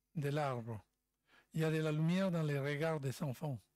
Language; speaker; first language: French; non-native, fluent; Spanish